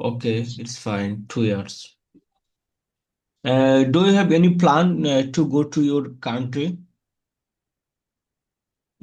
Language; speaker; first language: English; non-native, fluent; Bangla